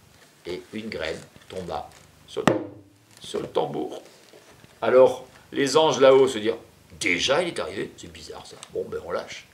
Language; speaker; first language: French; native; French